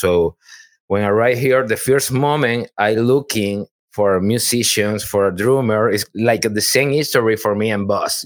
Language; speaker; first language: English; non-native, learner; Spanish